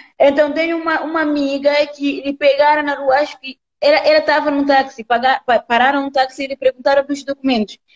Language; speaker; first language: Portuguese; non-native, local second language; Upper Guinea Crioulo